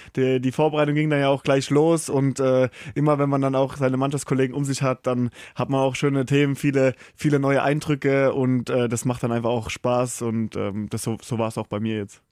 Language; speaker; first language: German; native; German